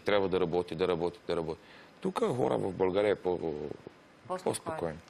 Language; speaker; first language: Bulgarian; non-native, learner; Romanian